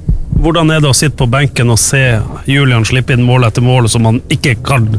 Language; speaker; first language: Norwegian; native; Norwegian